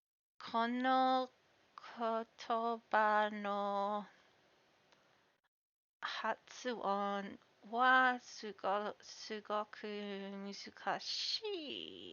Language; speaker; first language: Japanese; non-native, learner; English